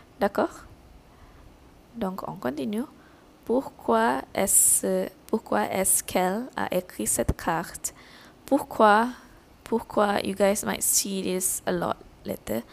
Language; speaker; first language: French; non-native, fluent; Malay